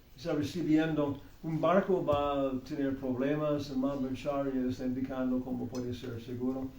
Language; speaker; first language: Spanish; non-native, learner; English